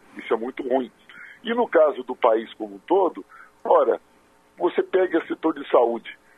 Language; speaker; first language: Portuguese; native; Portuguese